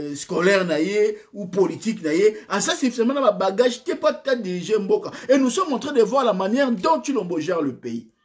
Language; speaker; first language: French; non-native, local second language; Lingala